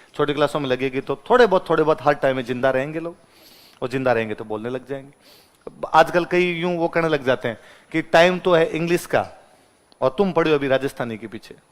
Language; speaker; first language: Hindi; native; Hindi